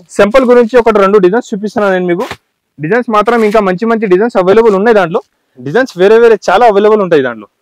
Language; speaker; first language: Telugu; non-native, local second language; Urdu